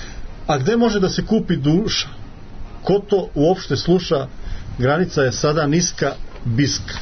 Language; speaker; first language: Serbian; native; Serbian